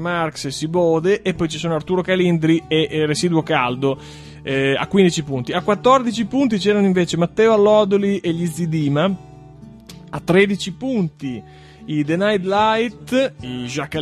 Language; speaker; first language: Italian; native; Italian